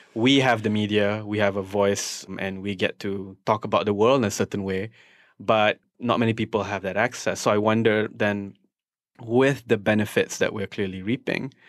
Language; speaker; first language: English; non-native, local second language; Malay